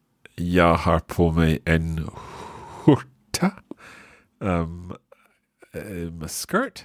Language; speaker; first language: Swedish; non-native, learner; English